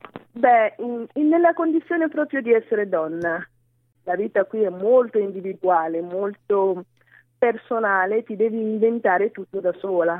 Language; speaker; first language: Italian; non-native, fluent; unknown